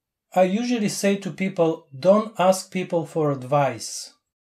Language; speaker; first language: English; non-native, fluent; Bulgarian